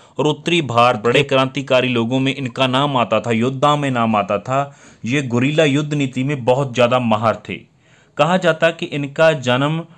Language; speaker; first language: Hindi; non-native, local second language; Punjabi